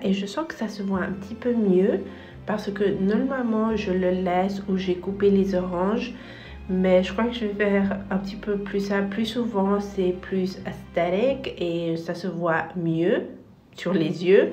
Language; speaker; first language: French; non-native, fluent; Spanish